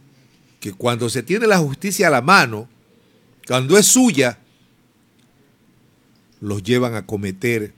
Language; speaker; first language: Spanish; native; Spanish